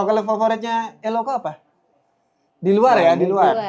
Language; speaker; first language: Indonesian; native; Indonesian